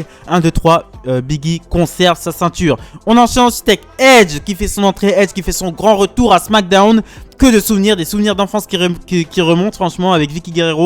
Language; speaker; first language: French; native; French